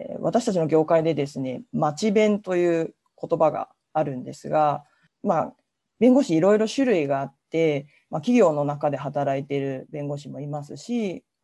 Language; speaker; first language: Japanese; native; Japanese